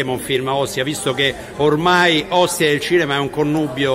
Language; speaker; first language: Italian; native; Italian